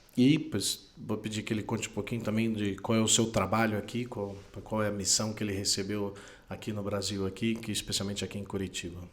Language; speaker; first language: Portuguese; non-native, fluent; Spanish